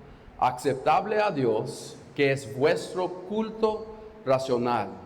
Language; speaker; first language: Spanish; non-native, fluent; English